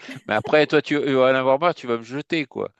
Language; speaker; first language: French; native; French